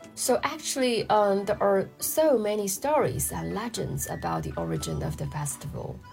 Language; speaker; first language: English; non-native, fluent; Chinese